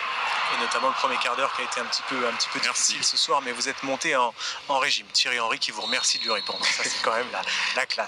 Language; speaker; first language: French; native; French